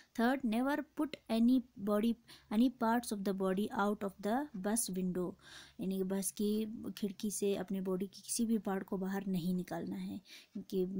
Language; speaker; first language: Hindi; non-native, local second language; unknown